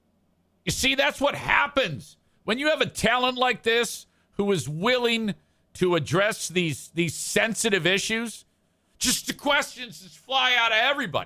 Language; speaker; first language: English; native; English